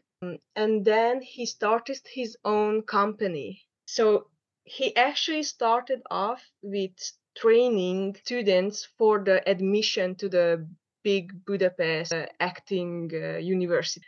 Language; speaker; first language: English; non-native, fluent; Hungarian